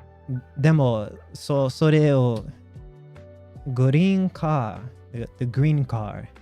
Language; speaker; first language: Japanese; non-native, learner; English